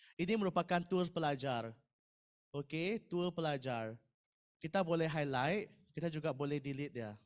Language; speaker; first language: Malay; non-native, local second language; Iban